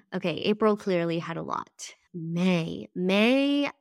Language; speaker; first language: English; early bilingual, other home language; Spanish